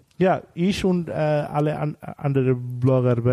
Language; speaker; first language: German; non-native, learner; Bangla